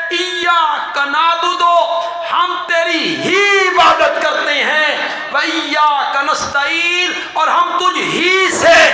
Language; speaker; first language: Urdu; non-native, local second language; Punjabi